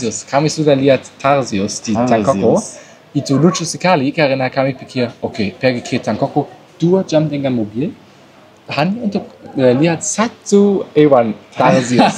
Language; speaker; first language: Indonesian; non-native, learner; German